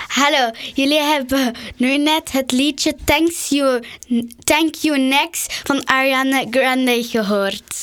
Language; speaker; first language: Dutch; early bilingual, other home language; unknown